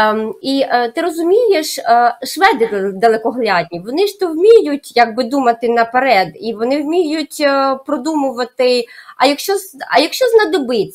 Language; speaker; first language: Ukrainian; native; Ukrainian